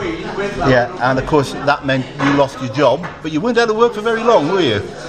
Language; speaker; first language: English; native; English